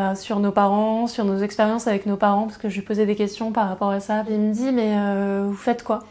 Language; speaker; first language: French; native; French